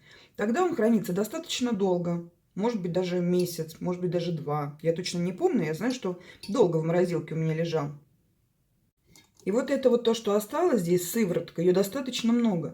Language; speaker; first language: Russian; native; Russian